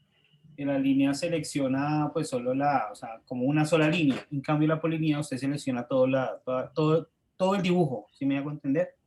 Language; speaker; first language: Spanish; native; Spanish